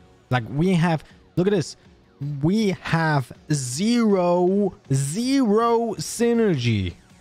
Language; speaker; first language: English; non-native, fluent; Polish